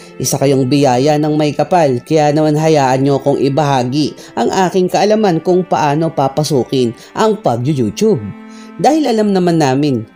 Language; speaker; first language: Filipino; native; Filipino